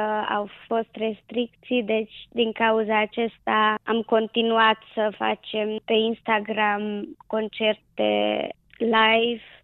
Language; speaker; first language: Romanian; non-native, local second language; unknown